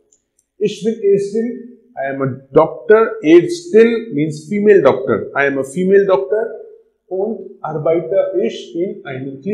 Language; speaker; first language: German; non-native, learner; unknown